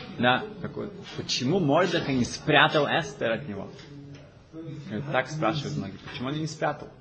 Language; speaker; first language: Russian; early bilingual, heritage; Russian